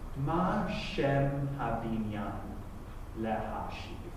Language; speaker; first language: Hebrew; non-native, fluent; English